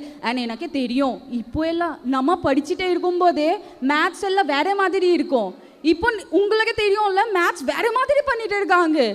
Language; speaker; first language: Tamil; non-native, local second language; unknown